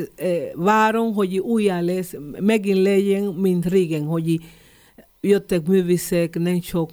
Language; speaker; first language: Hungarian; non-native, learner; Spanish